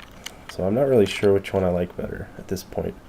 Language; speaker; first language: English; native; English